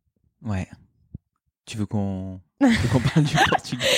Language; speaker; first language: French; native; French